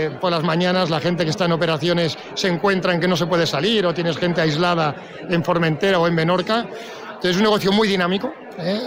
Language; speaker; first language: Spanish; non-native, local second language; Catalan